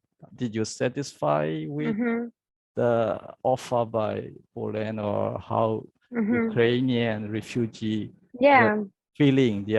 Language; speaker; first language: English; non-native, learner; Burmese